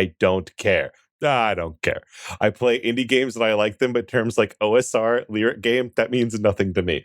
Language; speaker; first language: English; native; English